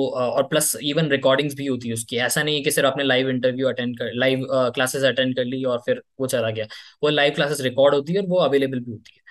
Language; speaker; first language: Hindi; native; Hindi